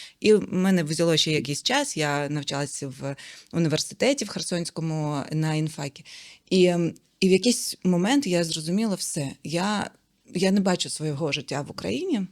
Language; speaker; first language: Ukrainian; non-native, local second language; Russian